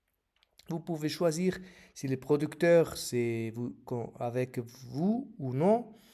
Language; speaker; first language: French; non-native, learner; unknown